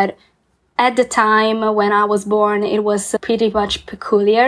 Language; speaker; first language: English; non-native, fluent; Italian